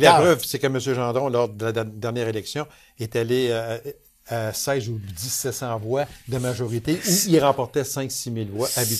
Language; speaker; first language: French; native; French